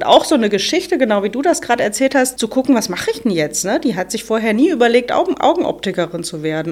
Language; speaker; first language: German; native; German